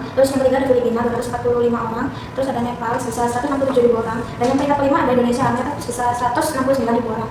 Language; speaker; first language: Indonesian; native; Indonesian